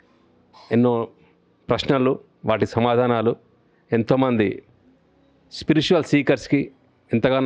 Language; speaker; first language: Telugu; native; Telugu